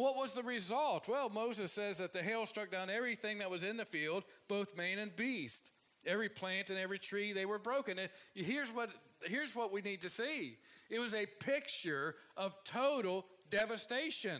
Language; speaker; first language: English; native; English